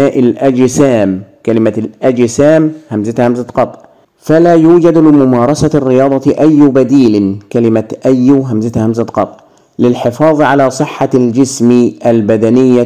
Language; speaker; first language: Arabic; native; Arabic